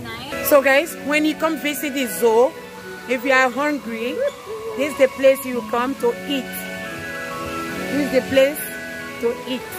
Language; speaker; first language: English; non-native, learner; French